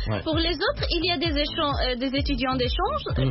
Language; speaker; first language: French; non-native, learner; Arabic